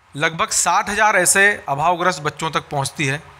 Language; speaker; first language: Hindi; native; Hindi